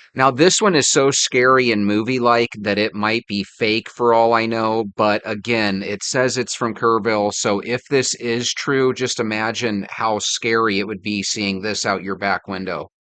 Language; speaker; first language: English; native; English